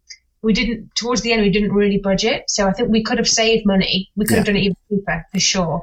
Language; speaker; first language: English; native; English